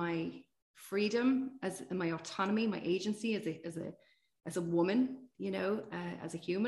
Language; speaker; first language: English; native; English